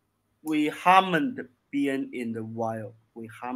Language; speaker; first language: English; non-native, learner; Chinese